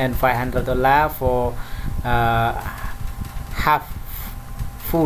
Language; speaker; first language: English; non-native, learner; Khmer